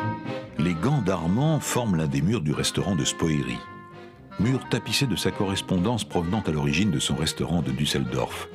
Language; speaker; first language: French; native; French